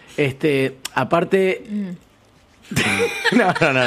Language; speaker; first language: Spanish; native; Spanish